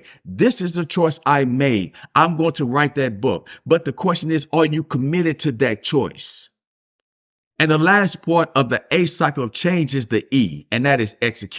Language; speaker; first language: English; native; English